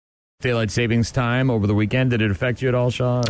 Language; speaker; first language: English; native; English